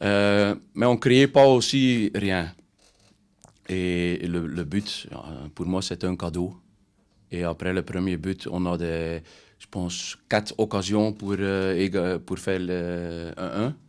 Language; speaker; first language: French; non-native, learner; Dutch